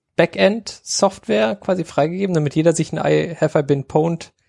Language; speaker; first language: German; native; German